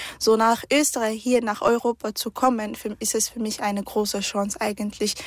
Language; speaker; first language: German; early bilingual, other home language; Arabic